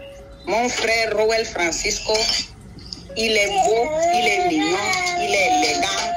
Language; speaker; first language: French; non-native, learner; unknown